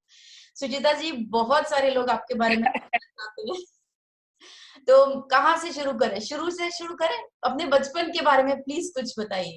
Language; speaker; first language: Hindi; native; Hindi